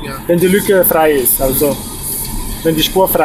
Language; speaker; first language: German; native; German